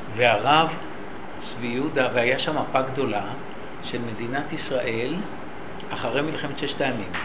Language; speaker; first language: Hebrew; native; Hebrew